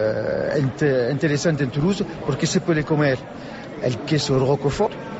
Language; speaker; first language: Spanish; non-native, learner; French